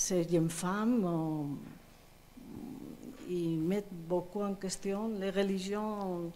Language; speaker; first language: French; non-native, fluent; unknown